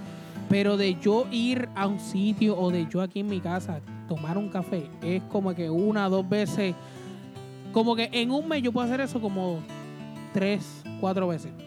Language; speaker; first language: Spanish; native; Spanish